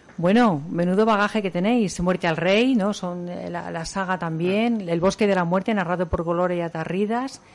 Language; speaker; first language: Spanish; native; Spanish